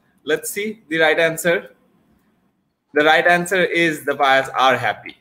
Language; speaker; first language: English; non-native, local second language; Bangla